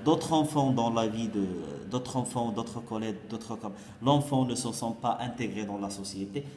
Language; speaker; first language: French; non-native, local second language; Arabic